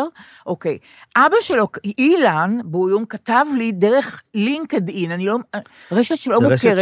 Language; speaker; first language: Hebrew; native; Hebrew